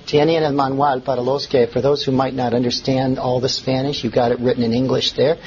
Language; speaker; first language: English; native; English